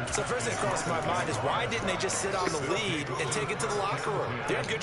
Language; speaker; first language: English; native; English